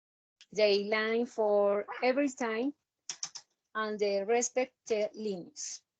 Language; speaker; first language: English; non-native, learner; Spanish